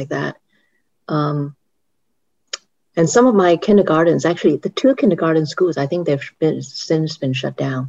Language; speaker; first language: English; native; English